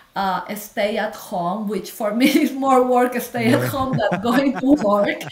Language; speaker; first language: English; non-native, fluent; Spanish